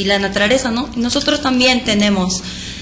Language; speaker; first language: Spanish; non-native, learner; Japanese